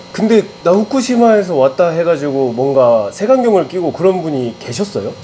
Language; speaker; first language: Korean; native; Korean